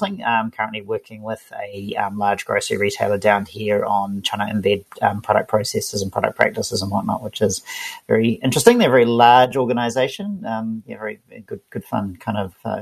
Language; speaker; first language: English; native; English